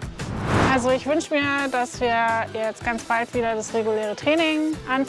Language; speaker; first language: German; native; German